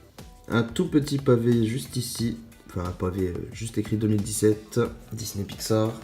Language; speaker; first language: French; native; French